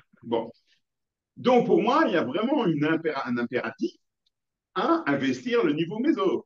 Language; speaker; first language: French; native; French